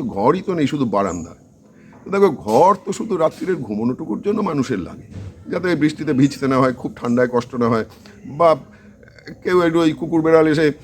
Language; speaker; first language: Bangla; native; Bangla